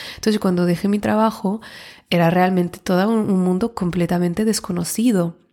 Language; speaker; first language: Spanish; non-native, fluent; French